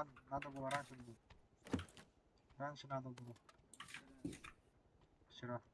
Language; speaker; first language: Russian; non-native, local second language; Yakut